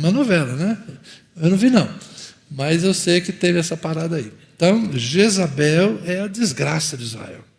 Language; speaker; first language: Portuguese; native; Portuguese